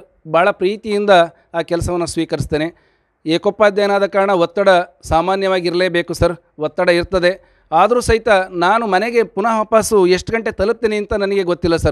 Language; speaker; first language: Kannada; native; Kannada